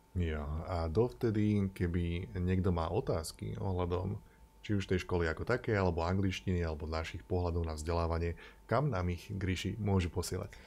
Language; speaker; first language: Slovak; native; Slovak